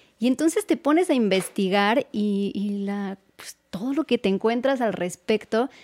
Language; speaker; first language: Spanish; native; Spanish